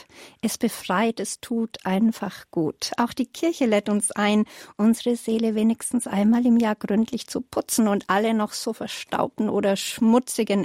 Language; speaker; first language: German; native; German